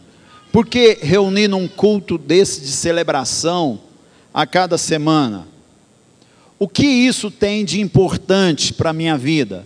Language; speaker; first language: Portuguese; native; Portuguese